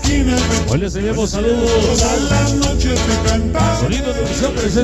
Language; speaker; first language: Spanish; native; Spanish